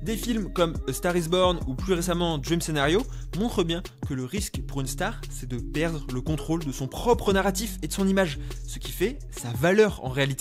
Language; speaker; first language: French; native; French